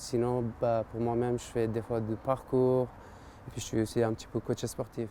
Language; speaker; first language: French; non-native, fluent; Persian